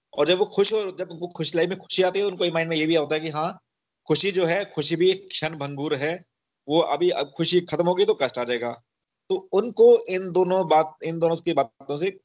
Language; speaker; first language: Hindi; native; Hindi